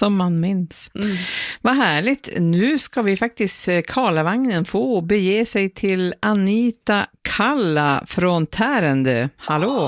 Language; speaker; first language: Swedish; native; Swedish